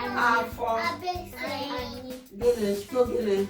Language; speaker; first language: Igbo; native; Igbo